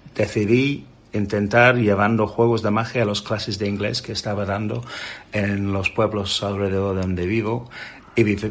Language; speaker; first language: Spanish; non-native, fluent; English